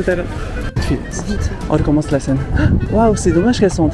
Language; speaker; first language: French; native; French